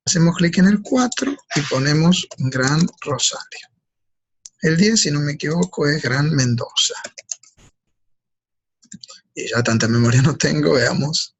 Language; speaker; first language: Spanish; native; Spanish